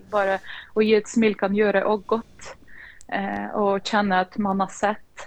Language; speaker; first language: Norwegian; non-native, fluent; Ukrainian